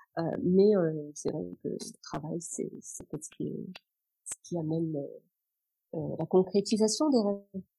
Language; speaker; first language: French; non-native, local second language; Arabic